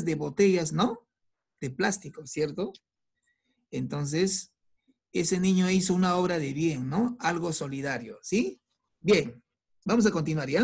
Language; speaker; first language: Spanish; native; Spanish